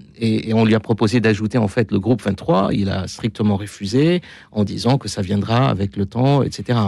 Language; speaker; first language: French; non-native, local second language; Arabic